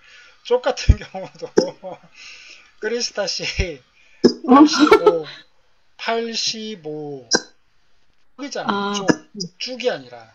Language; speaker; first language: Korean; native; Korean